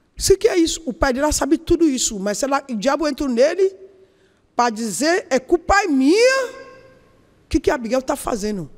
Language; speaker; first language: Portuguese; non-native, learner; Yoruba